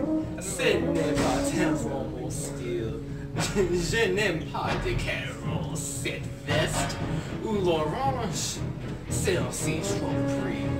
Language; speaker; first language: French; non-native, learner; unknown